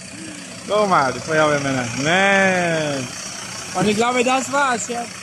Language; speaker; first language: German; non-native, learner; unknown